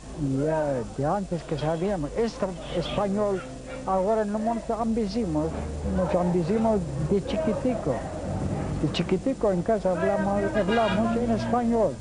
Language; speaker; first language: Spanish; early bilingual, heritage; Ladino